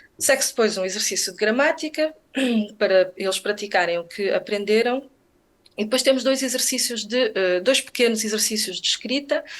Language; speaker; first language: Portuguese; native; Portuguese